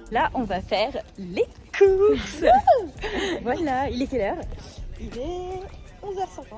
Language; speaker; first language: French; native; French